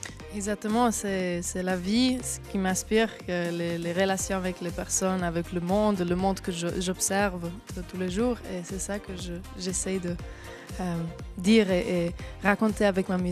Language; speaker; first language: French; non-native, local second language; German